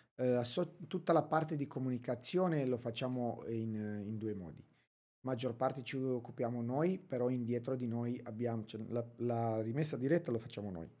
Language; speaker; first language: Italian; non-native, fluent; Romanian